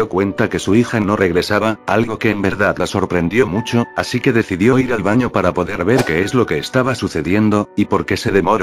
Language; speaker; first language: Spanish; native; Spanish